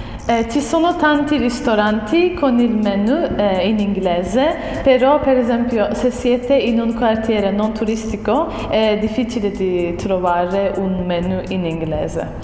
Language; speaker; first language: Italian; non-native, fluent; Turkish